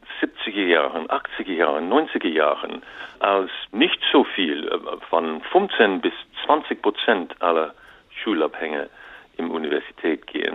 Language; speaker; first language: German; non-native, learner; English